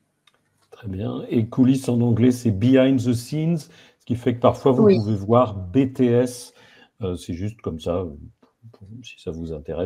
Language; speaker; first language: French; native; French